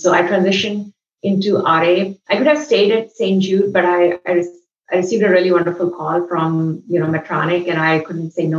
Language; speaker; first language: English; non-native, local second language; Hindi